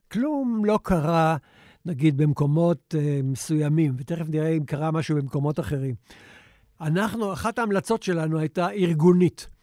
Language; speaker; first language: Hebrew; native; Hebrew